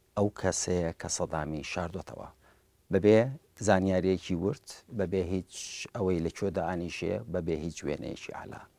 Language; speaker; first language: Central Kurdish; early bilingual, heritage; Central Kurdish